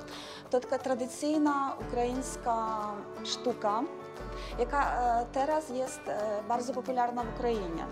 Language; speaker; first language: Polish; non-native, learner; Ukrainian